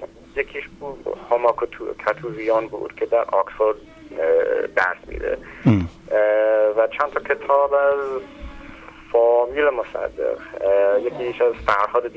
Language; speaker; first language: Persian; early bilingual, heritage; Persian